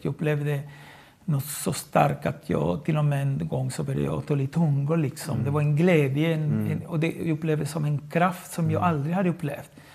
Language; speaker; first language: Swedish; non-native, fluent; Spanish